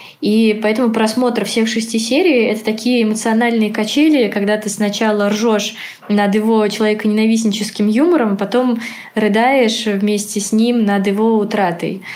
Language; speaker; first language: Russian; native; Russian